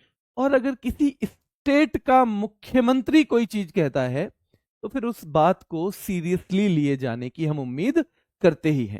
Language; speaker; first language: Hindi; native; Hindi